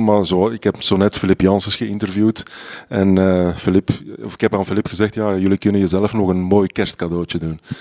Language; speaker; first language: Dutch; native; Dutch